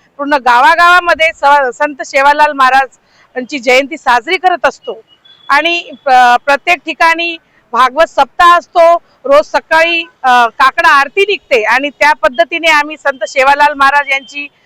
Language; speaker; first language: Marathi; non-native, local second language; Lambadi